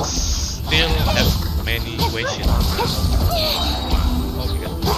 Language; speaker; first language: English; non-native, learner; Indonesian